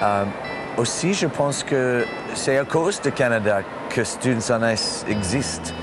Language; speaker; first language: French; non-native, learner; English